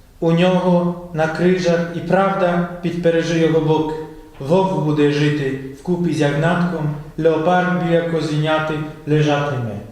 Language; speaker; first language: Ukrainian; non-native, fluent; Polish